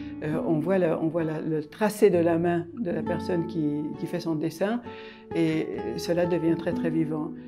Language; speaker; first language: French; non-native, fluent; Hungarian